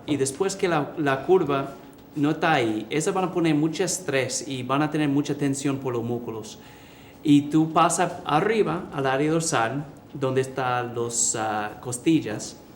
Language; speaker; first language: Spanish; early bilingual, heritage; English